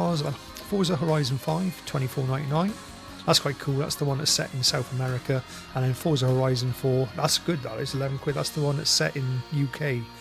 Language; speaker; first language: English; native; English